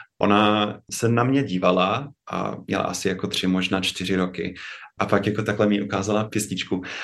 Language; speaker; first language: Czech; non-native, fluent; English